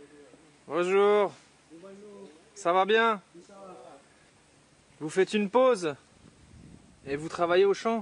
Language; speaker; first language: French; native; French